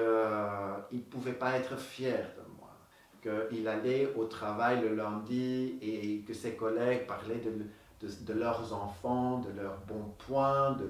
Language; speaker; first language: French; non-native, local second language; Dutch